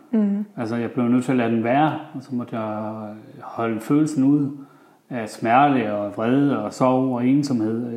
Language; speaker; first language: Danish; early bilingual, other home language; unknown